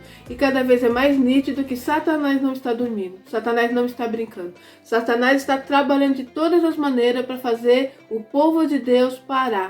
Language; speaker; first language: Portuguese; native; Portuguese